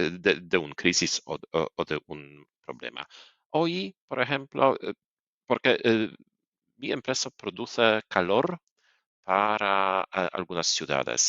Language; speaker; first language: Spanish; non-native, fluent; Polish